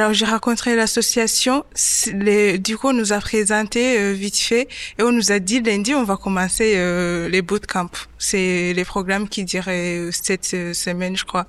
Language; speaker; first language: French; non-native, local second language; Kinyarwanda